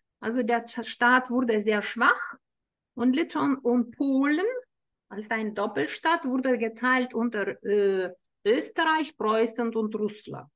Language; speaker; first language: German; non-native, fluent; Lithuanian